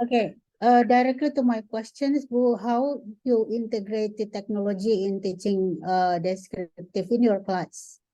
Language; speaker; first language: English; non-native, fluent; Indonesian